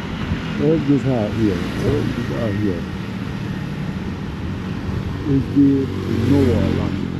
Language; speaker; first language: English; non-native, learner; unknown